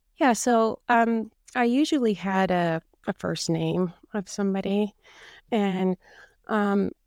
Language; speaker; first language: English; native; English